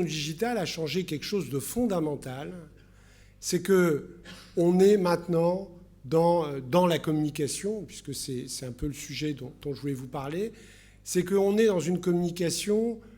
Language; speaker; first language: French; native; French